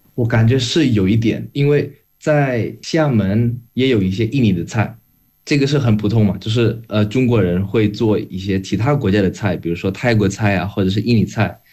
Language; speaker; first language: Chinese; non-native, fluent; Indonesian